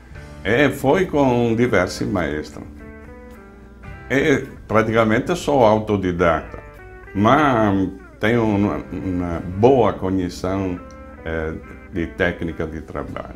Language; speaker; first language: Portuguese; non-native, fluent; Italian